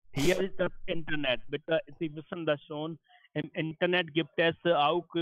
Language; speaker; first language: German; non-native, learner; Hindi